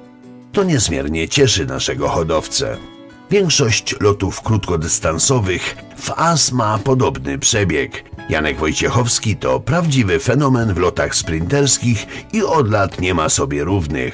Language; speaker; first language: Polish; native; Polish